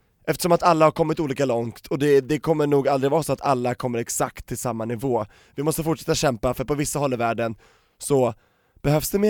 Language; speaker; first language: Swedish; native; Swedish